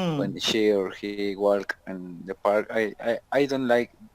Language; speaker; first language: English; non-native, learner; Spanish